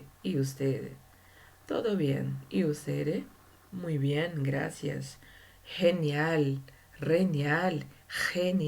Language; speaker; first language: Spanish; non-native, learner; Portuguese